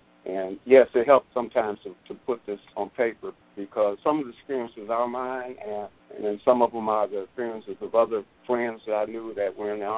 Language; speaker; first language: English; native; English